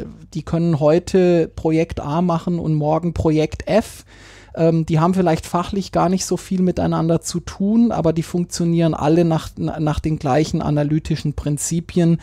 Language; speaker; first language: German; native; German